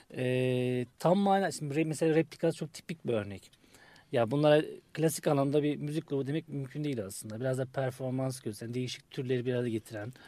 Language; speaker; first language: Turkish; native; Turkish